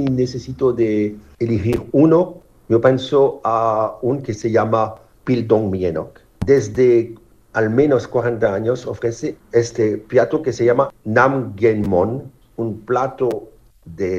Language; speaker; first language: Spanish; non-native, learner; French